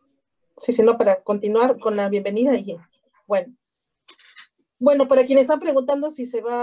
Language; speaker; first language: Spanish; native; Spanish